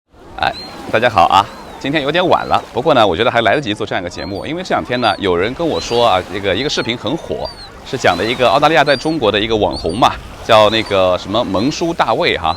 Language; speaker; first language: Chinese; native; Chinese